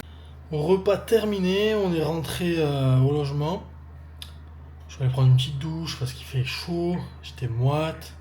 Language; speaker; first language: French; native; French